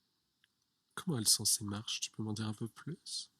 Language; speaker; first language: French; native; French